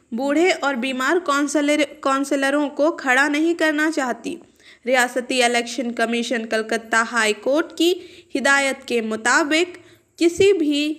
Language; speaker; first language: Hindi; non-native, local second language; Urdu